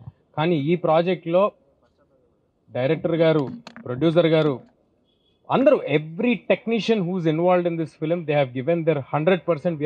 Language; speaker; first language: Telugu; native; Telugu